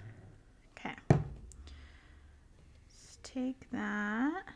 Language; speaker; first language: English; native; English